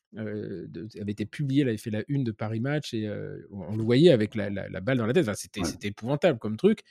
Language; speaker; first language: French; native; French